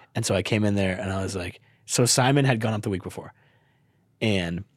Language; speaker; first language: English; native; English